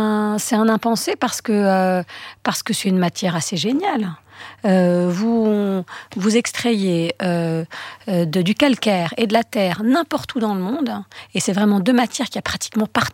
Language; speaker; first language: French; native; French